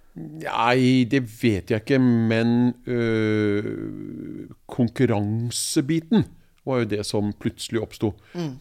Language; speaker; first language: Norwegian; native; Norwegian